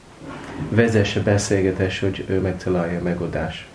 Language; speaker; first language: Hungarian; non-native, learner; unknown